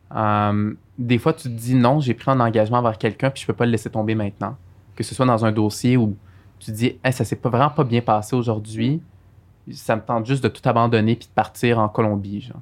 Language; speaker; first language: French; early bilingual, other home language; Arabic